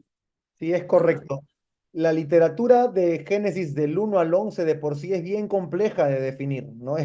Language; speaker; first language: Spanish; native; Spanish